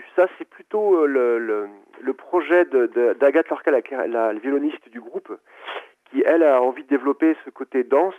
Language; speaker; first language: French; native; French